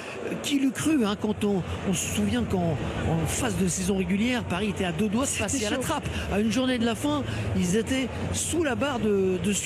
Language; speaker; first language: French; native; French